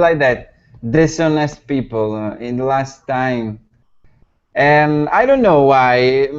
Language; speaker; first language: English; non-native, learner; Italian